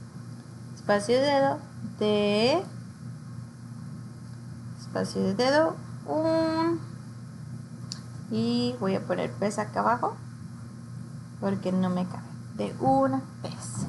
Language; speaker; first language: Spanish; early bilingual, heritage; Spanish